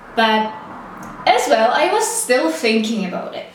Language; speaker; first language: English; non-native, fluent; Czech